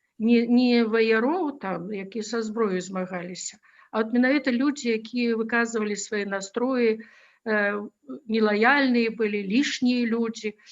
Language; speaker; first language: Belarusian; non-native, local second language; Russian